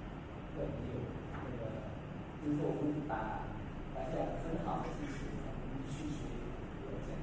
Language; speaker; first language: Chinese; non-native, fluent; Lao